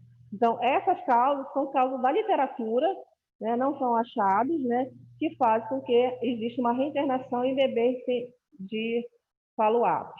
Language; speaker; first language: Portuguese; native; Portuguese